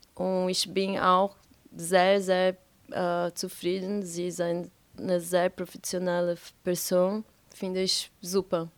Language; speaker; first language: German; non-native, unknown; Portuguese